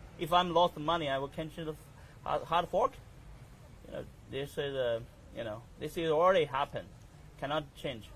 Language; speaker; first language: English; non-native, learner; Chinese